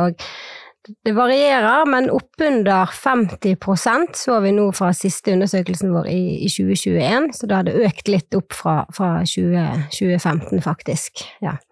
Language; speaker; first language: Norwegian; native; Norwegian